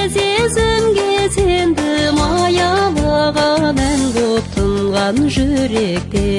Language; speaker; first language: Russian; non-native, local second language; Kazakh